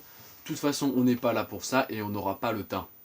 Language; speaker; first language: French; native; French